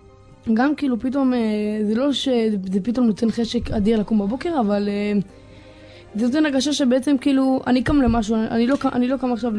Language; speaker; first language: Hebrew; native; Hebrew